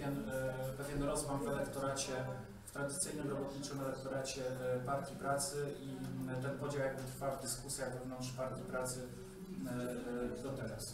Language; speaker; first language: Polish; native; Polish